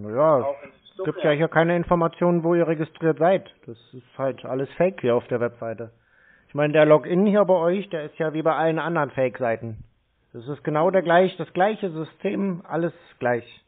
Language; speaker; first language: German; native; German